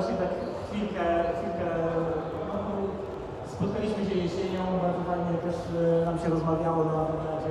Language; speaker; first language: Polish; native; Polish